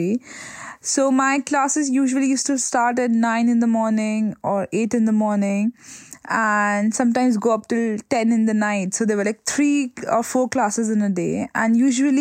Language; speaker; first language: English; non-native, local second language; Hindi